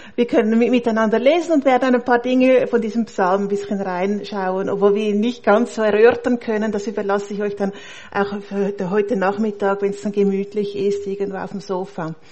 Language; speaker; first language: German; native; German